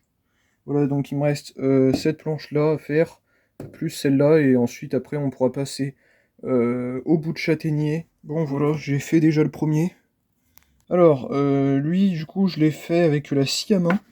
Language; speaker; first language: French; native; French